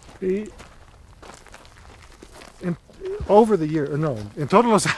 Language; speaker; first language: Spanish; non-native, learner; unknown